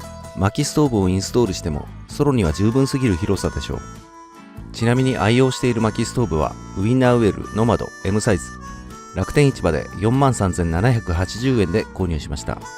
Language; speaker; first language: Japanese; native; Japanese